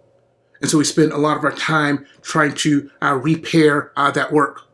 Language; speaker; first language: English; native; English